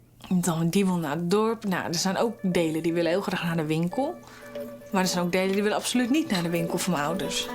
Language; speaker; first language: Dutch; native; Dutch